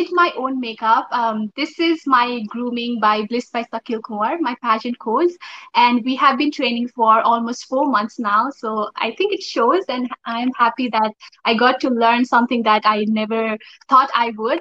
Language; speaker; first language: English; non-native, local second language; Nepali